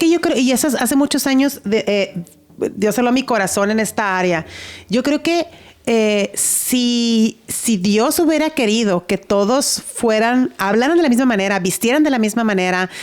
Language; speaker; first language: Spanish; native; Spanish